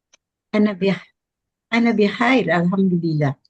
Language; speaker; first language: Arabic; non-native, learner; Malay